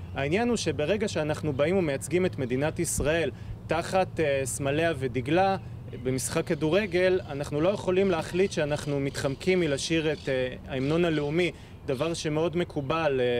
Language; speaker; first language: Hebrew; native; Hebrew